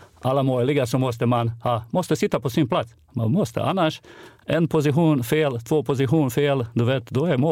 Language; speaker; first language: Swedish; non-native, fluent; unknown